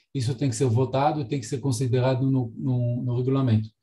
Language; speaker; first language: Portuguese; non-native, fluent; Hebrew